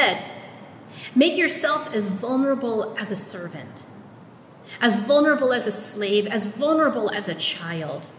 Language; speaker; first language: English; non-native, local second language; Filipino